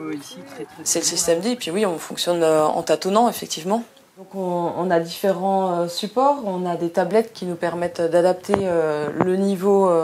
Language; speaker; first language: French; native; French